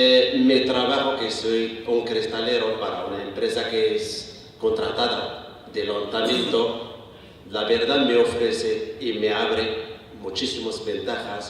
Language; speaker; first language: Spanish; non-native, learner; Arabic